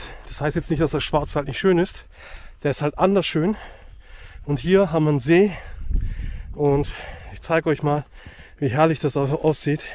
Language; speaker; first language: German; native; German